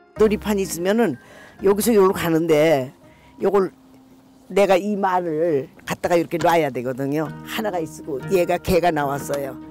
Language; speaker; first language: Korean; native; Korean